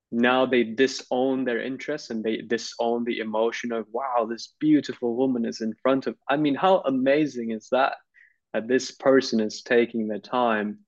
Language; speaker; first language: English; non-native, fluent; Turkish